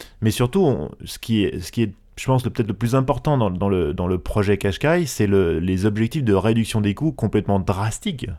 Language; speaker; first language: French; native; French